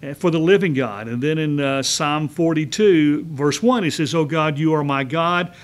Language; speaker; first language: English; native; English